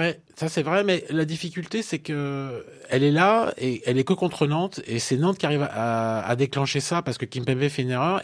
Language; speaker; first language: French; native; French